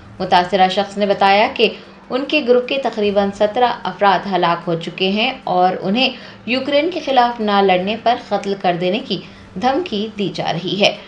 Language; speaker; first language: Urdu; native; Urdu